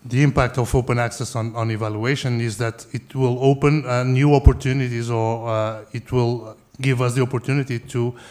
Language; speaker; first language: English; non-native, fluent; Portuguese